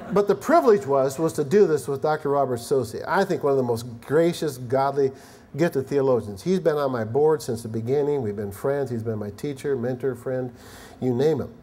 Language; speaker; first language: English; native; English